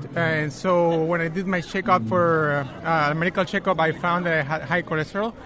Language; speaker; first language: English; non-native, fluent; Spanish